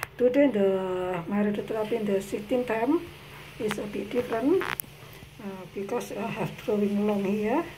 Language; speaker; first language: English; non-native, learner; Indonesian